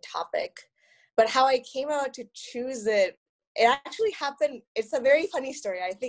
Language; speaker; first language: English; non-native, fluent; Spanish